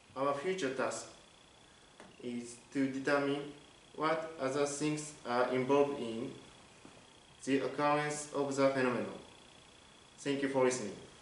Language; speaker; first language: English; non-native, learner; Japanese